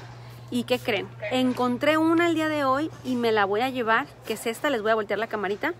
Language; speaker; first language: Spanish; native; Spanish